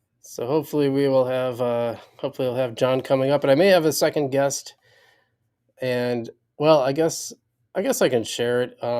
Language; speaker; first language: English; native; English